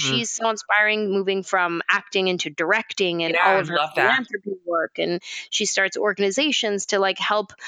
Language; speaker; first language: English; native; English